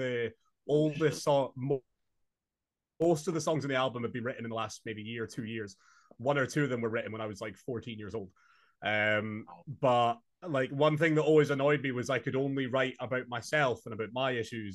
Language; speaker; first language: English; native; English